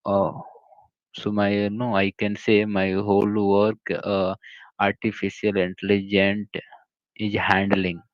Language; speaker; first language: English; non-native, local second language; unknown